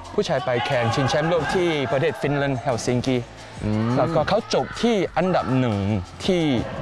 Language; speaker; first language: Thai; non-native, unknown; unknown